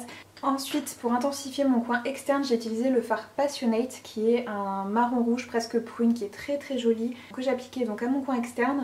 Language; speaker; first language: French; native; French